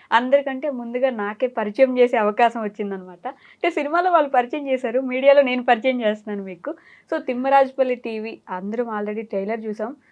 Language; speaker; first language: Telugu; native; Telugu